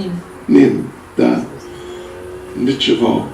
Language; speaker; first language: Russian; non-native, learner; English